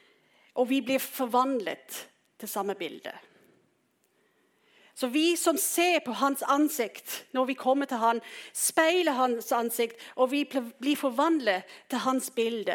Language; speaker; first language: Norwegian; non-native, fluent; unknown